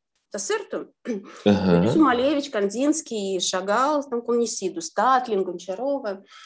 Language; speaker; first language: Portuguese; non-native, fluent; Russian